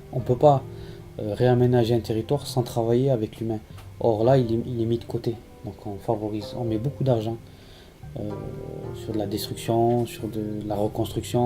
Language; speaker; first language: French; native; French